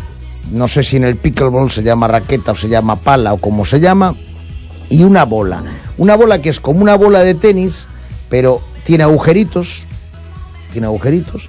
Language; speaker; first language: Spanish; native; Spanish